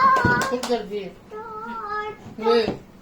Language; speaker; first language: Arabic; native; Arabic